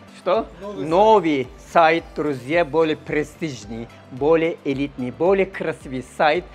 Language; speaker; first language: Russian; non-native, learner; Turkish